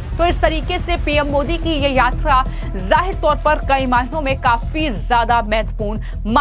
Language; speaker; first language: Hindi; native; Hindi